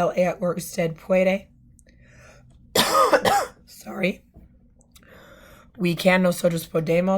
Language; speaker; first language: Spanish; non-native, fluent; English